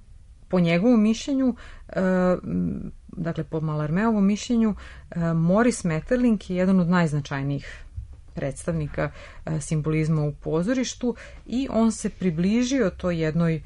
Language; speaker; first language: Serbian; native; Serbian